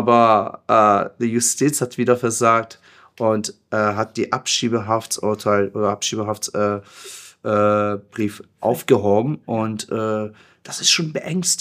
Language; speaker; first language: German; non-native, fluent; Persian